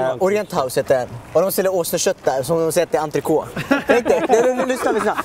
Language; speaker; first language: Swedish; native; Swedish